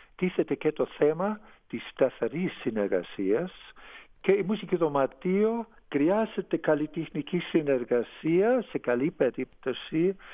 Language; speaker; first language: Greek; non-native, fluent; German